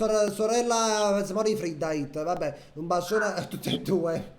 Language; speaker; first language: Italian; native; Italian